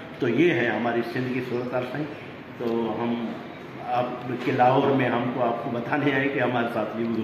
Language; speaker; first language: Urdu; non-native, local second language; Sindhi